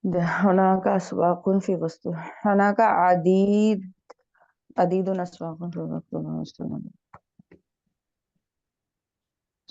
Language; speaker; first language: Arabic; non-native, learner; Hindi